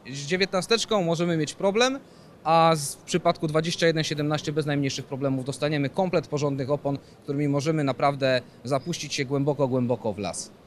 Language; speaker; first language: Polish; native; Polish